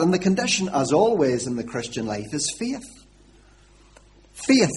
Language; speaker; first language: English; native; English